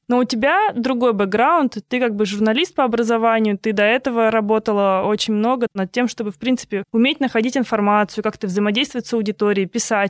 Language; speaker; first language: Russian; native; Russian